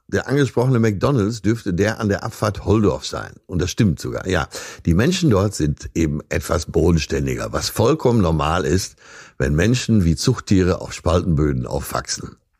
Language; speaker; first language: German; native; German